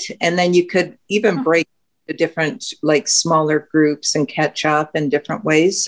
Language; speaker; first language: English; native; English